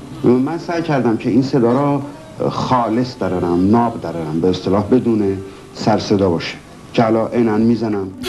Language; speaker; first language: Persian; native; Persian